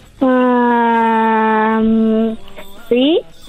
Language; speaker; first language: Spanish; early bilingual, heritage; Spanish